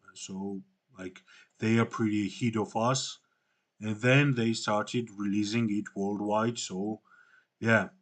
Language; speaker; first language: English; non-native, fluent; Georgian